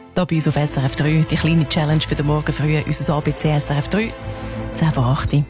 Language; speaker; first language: German; native; German